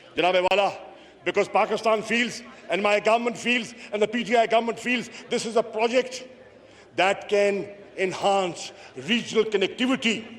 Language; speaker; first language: English; non-native, local second language; Urdu